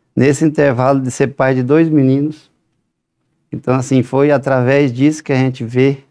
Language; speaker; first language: Portuguese; native; Portuguese